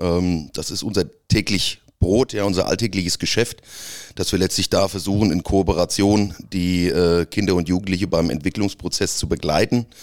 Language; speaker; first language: German; native; German